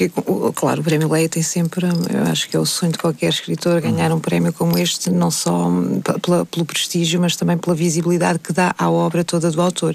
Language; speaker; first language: Portuguese; native; Portuguese